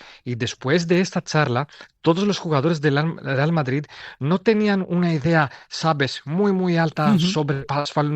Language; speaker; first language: Spanish; non-native, fluent; Greek